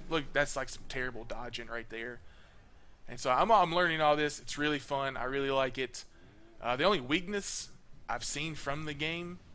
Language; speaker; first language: English; native; English